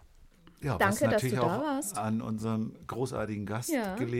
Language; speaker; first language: German; native; German